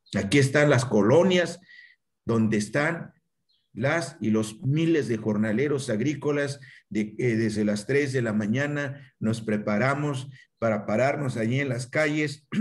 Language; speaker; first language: Spanish; non-native, local second language; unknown